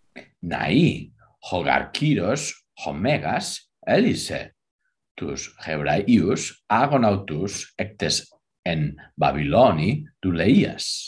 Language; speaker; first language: Greek; non-native, fluent; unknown